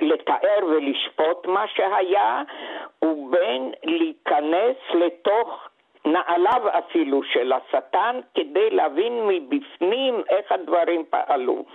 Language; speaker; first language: Hebrew; non-native, fluent; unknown